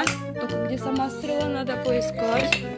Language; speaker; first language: Russian; native; Russian